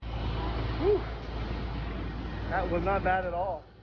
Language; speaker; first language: English; native; English